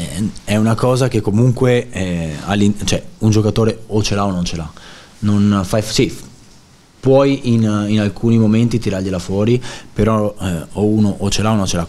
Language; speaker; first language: Italian; native; Italian